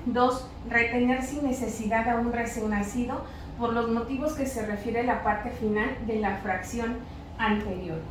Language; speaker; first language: Spanish; native; Spanish